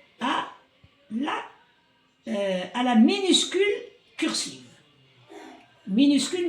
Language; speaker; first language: French; non-native, local second language; Arabic